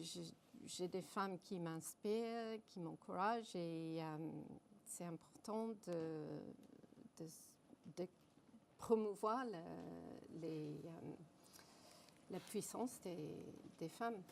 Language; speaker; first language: French; non-native, fluent; English